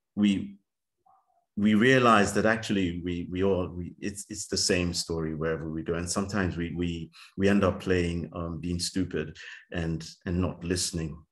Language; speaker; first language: English; native; English